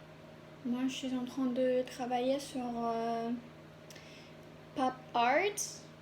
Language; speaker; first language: French; non-native, learner; Korean